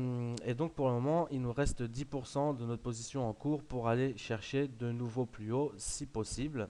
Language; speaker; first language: French; native; French